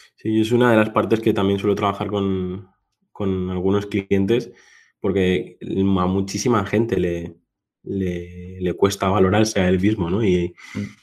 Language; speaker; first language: Spanish; non-native, local second language; Catalan